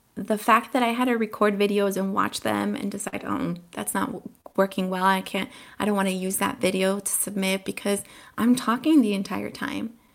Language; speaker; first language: English; early bilingual, other home language; Spanish